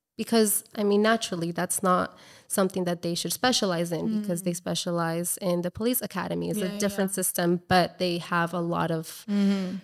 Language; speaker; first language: English; native; English